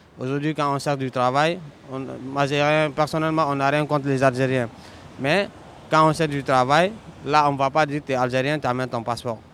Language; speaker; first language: French; non-native, local second language; Wolof